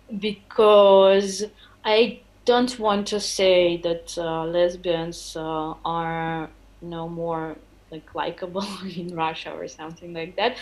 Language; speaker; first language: English; non-native, fluent; Russian